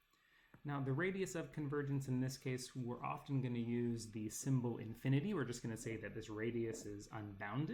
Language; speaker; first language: English; native; English